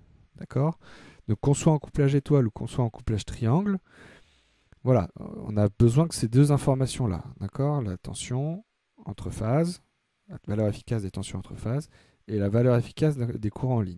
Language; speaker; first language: French; native; French